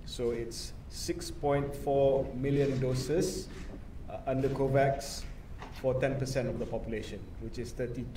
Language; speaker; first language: English; non-native, local second language; Malay